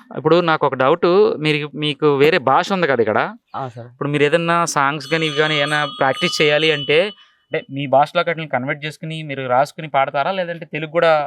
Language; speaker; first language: Telugu; native; Telugu